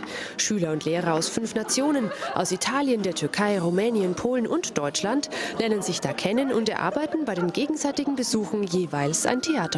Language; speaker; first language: German; native; German